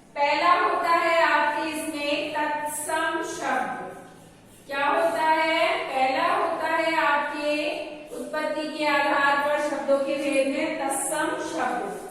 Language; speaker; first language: Hindi; native; Hindi